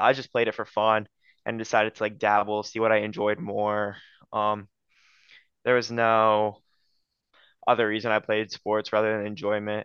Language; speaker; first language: English; native; English